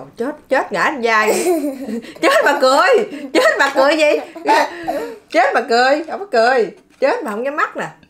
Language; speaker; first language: Vietnamese; native; Vietnamese